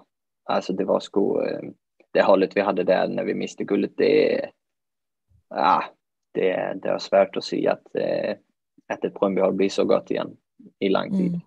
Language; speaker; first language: Swedish; native; Swedish